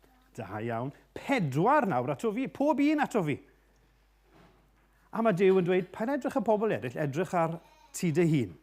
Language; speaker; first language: Welsh; native; Welsh